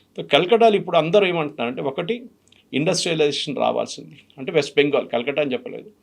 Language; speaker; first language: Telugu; non-native, fluent; Malayalam